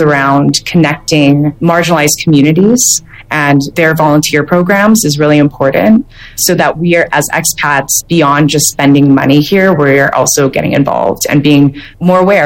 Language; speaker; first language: English; native; English